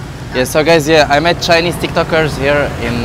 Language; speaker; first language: English; non-native, learner; Arabic